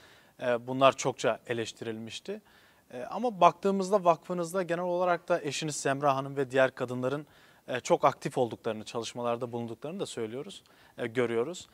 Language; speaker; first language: Turkish; non-native, local second language; Kurdish